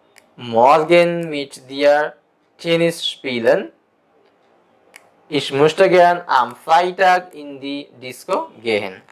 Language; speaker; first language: German; non-native, fluent; Bangla